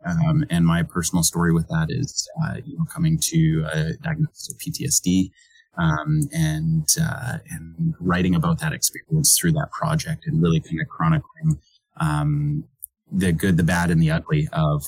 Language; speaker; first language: English; native; English